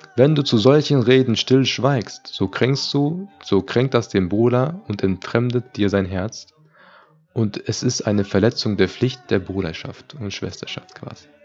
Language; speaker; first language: German; early bilingual, other home language; Turkish